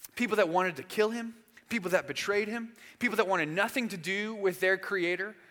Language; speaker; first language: English; native; English